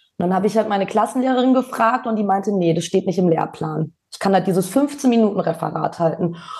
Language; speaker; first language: German; early bilingual, other home language; Bosnian